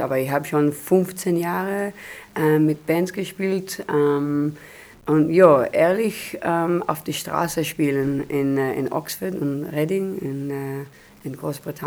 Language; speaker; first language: German; non-native, learner; Hebrew